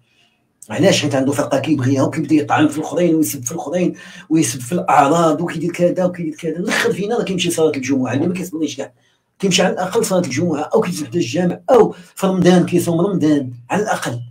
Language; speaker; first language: Arabic; native; Arabic